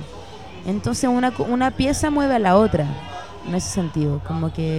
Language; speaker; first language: Spanish; early bilingual, heritage; Spanish